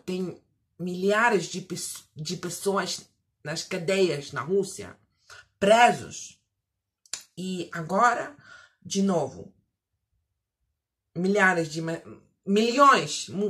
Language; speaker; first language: Portuguese; non-native, fluent; Russian